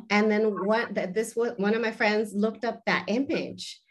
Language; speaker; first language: English; early bilingual, other home language; Spanish